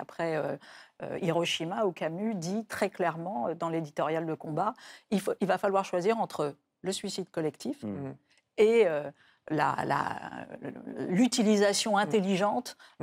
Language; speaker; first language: French; native; French